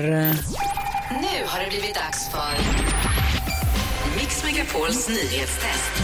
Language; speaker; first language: Swedish; native; Swedish